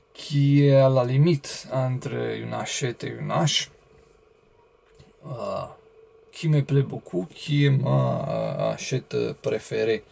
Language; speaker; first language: French; non-native, learner; Romanian